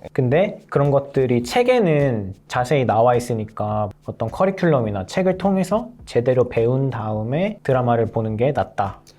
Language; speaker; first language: Korean; native; Korean